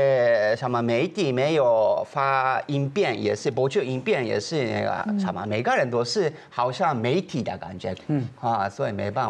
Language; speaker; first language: Chinese; non-native, fluent; Japanese